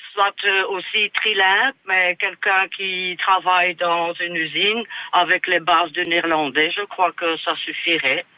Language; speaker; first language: French; non-native, local second language; Dutch